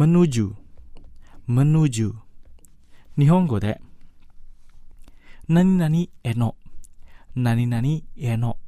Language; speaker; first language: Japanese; non-native, fluent; Indonesian